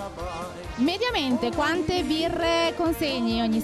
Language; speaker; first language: Italian; native; Italian